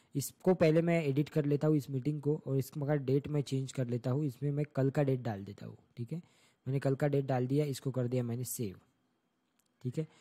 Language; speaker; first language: Hindi; non-native, local second language; Marathi